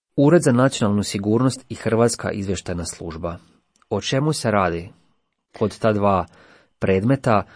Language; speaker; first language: Croatian; native; Croatian